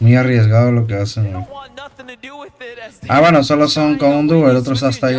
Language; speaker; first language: Spanish; native; Spanish